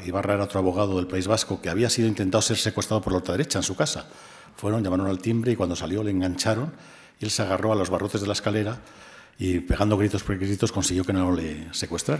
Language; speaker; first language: Spanish; native; Spanish